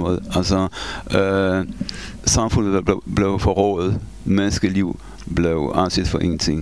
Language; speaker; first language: Danish; non-native, fluent; Polish